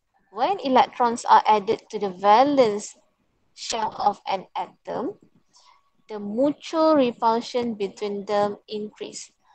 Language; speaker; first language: English; non-native, local second language; Malay